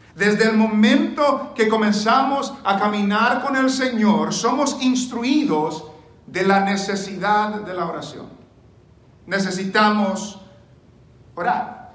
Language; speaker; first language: Spanish; early bilingual, heritage; Spanish